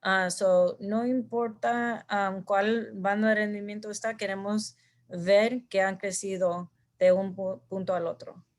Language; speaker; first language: Spanish; early bilingual, heritage; Spanish